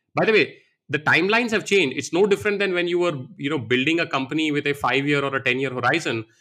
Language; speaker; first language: English; non-native, local second language; Hindi